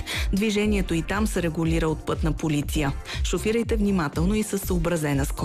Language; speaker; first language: Bulgarian; native; Bulgarian